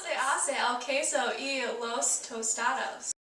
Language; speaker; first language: Spanish; non-native, learner; English